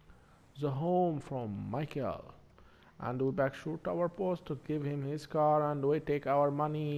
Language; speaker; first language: English; non-native, learner; Arabic